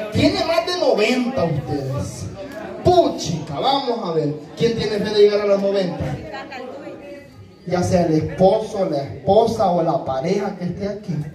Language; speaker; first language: Spanish; native; Spanish